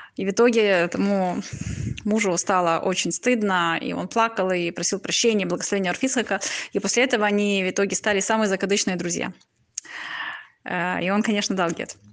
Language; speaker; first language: Russian; native; Russian